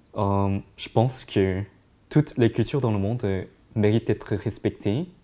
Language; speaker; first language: French; early bilingual, other home language; Korean